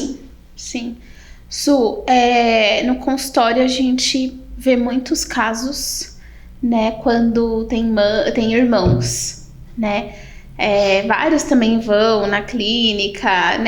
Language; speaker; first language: Portuguese; native; Portuguese